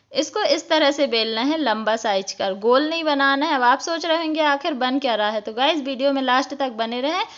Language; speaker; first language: Hindi; native; Hindi